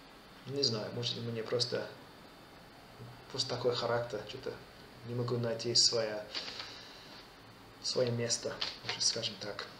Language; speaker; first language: Russian; non-native, fluent; English